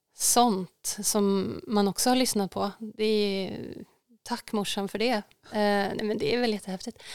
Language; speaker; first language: Swedish; native; Swedish